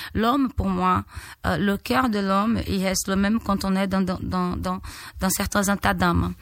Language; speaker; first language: French; non-native, fluent; Portuguese